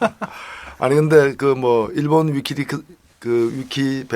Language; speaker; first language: Korean; native; Korean